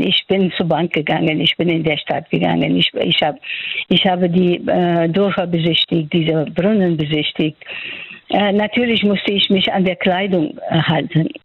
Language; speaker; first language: German; non-native, fluent; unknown